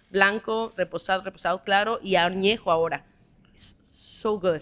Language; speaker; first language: Spanish; native; Spanish